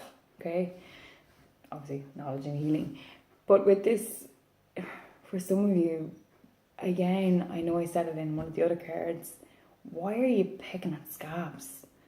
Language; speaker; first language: English; native; English